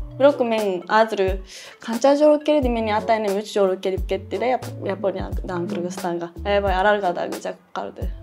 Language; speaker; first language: Kyrgyz; non-native, fluent; Japanese